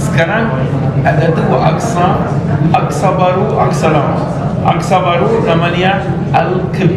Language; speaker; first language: Indonesian; non-native, learner; Arabic